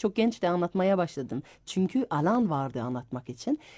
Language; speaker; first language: Turkish; non-native, fluent; French